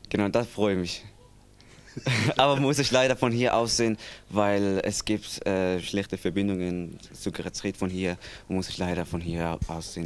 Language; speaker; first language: German; non-native, learner; Persian